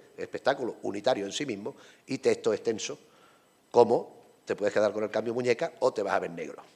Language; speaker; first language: Spanish; native; Spanish